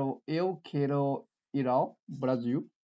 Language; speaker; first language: Portuguese; non-native, learner; Chinese